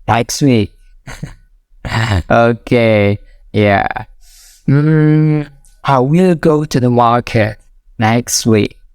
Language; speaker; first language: English; non-native, fluent; Indonesian